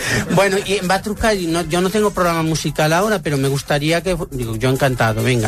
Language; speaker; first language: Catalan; non-native, local second language; Spanish